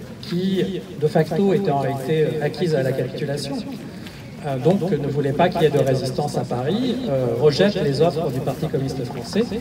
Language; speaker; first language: French; native; French